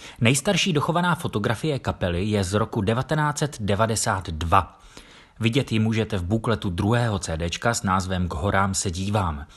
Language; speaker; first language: Czech; native; Czech